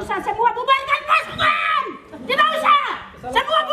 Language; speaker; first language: Indonesian; non-native, local second language; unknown